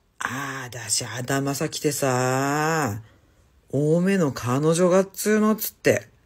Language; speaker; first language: Japanese; native; Japanese